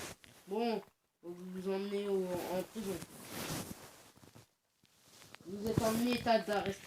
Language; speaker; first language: French; native; French